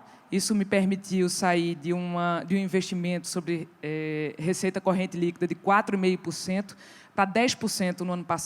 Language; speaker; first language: Portuguese; native; Portuguese